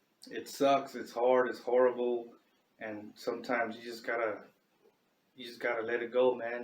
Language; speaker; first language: English; native; English